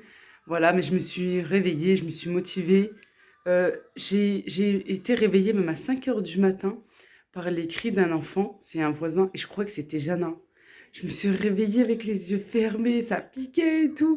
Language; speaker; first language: French; native; French